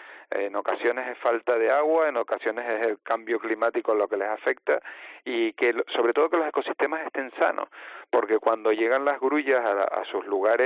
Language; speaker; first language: Spanish; native; Spanish